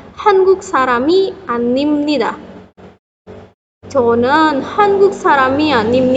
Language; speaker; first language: Korean; non-native, fluent; Indonesian